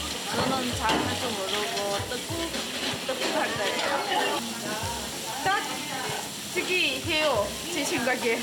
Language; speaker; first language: Korean; non-native, learner; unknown